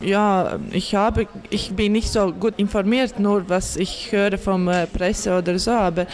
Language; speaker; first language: German; non-native, learner; Latvian